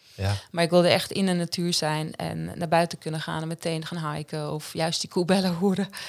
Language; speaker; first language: Dutch; non-native, fluent; Swiss German